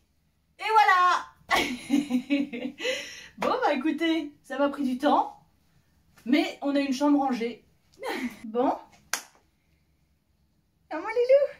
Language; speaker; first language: French; native; French